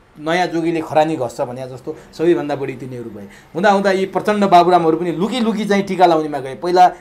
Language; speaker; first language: Nepali; native; Nepali